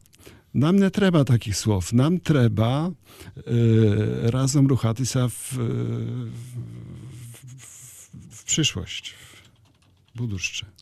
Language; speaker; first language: Ukrainian; non-native, learner; Polish